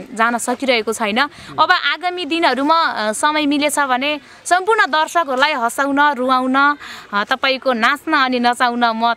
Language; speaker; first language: Nepali; native; Nepali